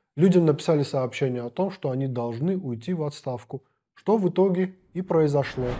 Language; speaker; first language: Russian; non-native, local second language; Armenian